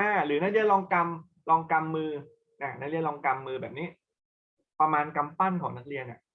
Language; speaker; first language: Thai; native; Thai